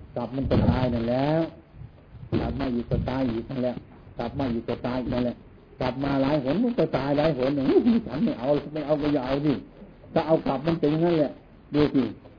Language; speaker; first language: Thai; non-native, local second language; Northeastern Thai